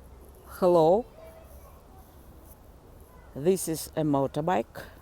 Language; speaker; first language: English; non-native, fluent; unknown